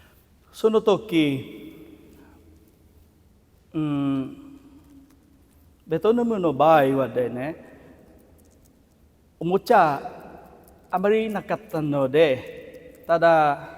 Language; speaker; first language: Japanese; non-native, fluent; Vietnamese